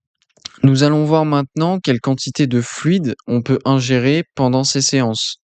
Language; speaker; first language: French; native; French